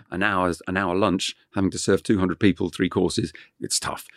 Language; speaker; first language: English; non-native, local second language; French